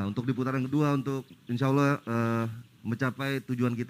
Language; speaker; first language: Indonesian; native; Indonesian